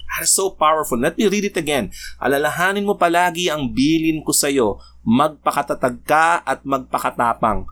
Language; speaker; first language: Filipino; native; Filipino